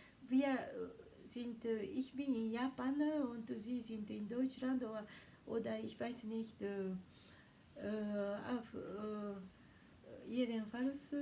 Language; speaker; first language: German; non-native, learner; Japanese